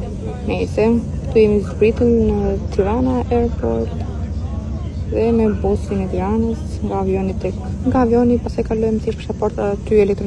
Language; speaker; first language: Albanian; early bilingual, heritage; Albanian